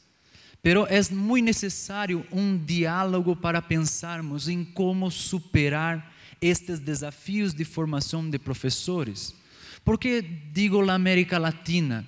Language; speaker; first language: Spanish; non-native, learner; Portuguese